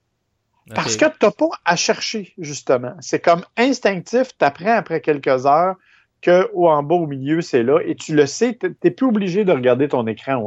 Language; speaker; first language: French; native; French